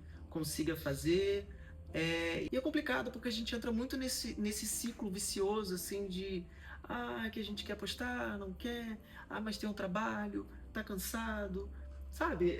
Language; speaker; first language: Portuguese; native; Portuguese